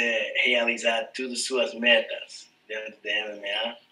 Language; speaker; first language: Portuguese; non-native, fluent; English